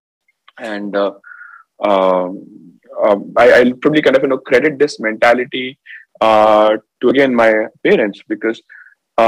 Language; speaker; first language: English; non-native, local second language; Marathi